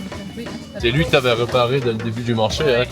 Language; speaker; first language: French; native; French